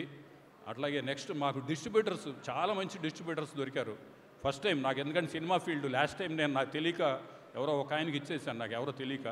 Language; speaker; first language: Telugu; native; Telugu